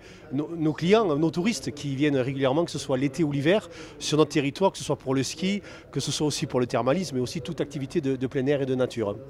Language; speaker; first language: French; native; French